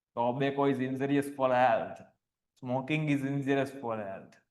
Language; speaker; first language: English; non-native, local second language; Gujarati